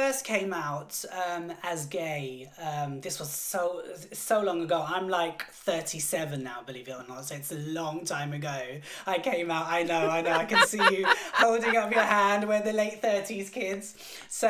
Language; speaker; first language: English; native; English